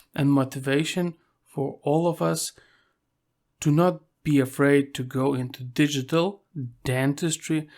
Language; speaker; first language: English; non-native, fluent; Lithuanian